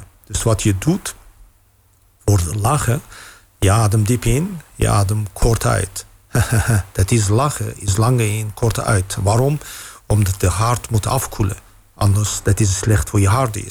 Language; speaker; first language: Dutch; non-native, fluent; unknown